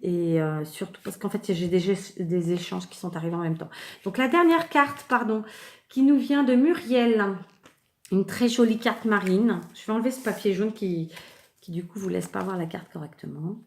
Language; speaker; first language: French; native; French